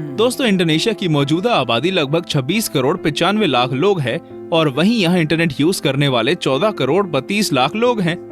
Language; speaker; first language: Hindi; native; Hindi